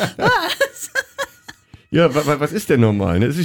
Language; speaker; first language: German; native; German